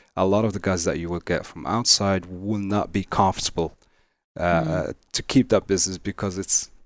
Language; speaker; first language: English; non-native, fluent; Arabic